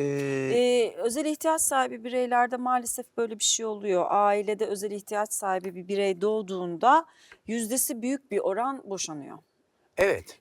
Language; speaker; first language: Turkish; native; Turkish